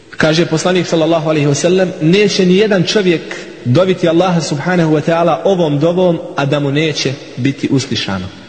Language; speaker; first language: Bosnian; non-native, fluent; Arabic